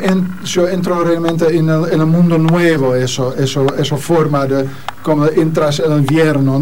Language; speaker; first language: Spanish; non-native, learner; Dutch